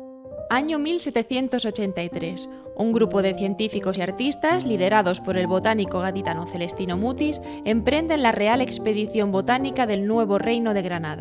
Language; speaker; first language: Spanish; native; Spanish